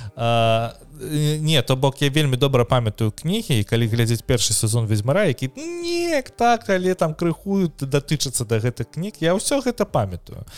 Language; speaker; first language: Belarusian; non-native, local second language; Russian